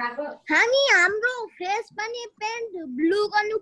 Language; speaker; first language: Nepali; early bilingual, heritage; Nepali